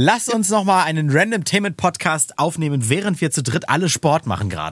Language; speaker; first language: German; native; German